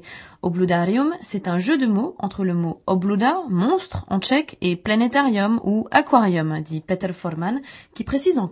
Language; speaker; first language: French; native; French